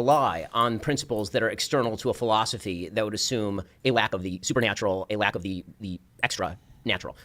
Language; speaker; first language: English; native; English